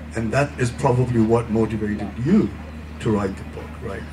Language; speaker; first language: English; non-native, local second language; Nepali